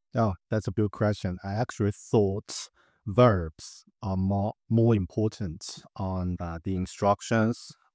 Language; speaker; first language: English; non-native, fluent; Chinese